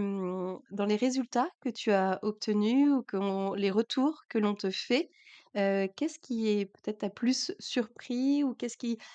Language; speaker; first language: French; native; French